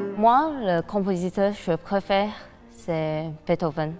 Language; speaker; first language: French; non-native, learner; Chinese